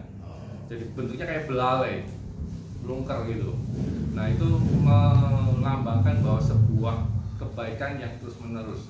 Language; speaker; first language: Indonesian; native; Indonesian